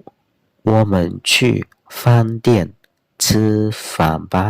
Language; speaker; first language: Chinese; non-native, fluent; Khmer